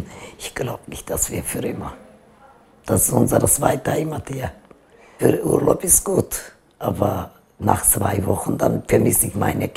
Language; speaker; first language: German; non-native, learner; Turkish